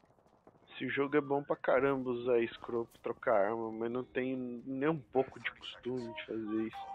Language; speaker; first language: Portuguese; native; Portuguese